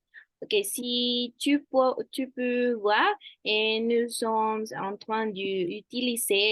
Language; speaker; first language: French; non-native, fluent; Spanish